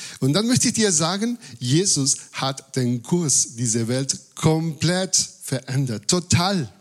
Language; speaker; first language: German; non-native, fluent; Spanish